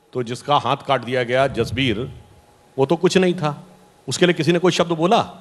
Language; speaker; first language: Hindi; native; Hindi